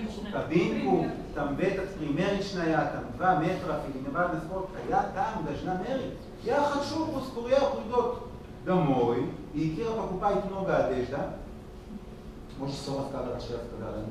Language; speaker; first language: Russian; non-native, learner; Hebrew